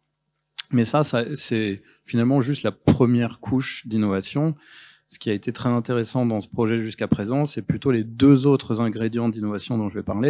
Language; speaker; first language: French; native; French